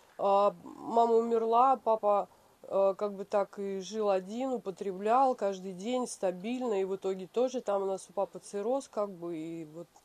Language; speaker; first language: Russian; native; Russian